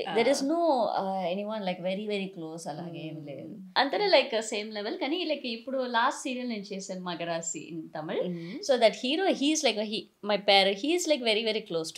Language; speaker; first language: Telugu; non-native, learner; Malayalam